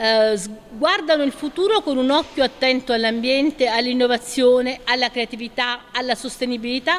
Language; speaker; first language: Italian; native; Italian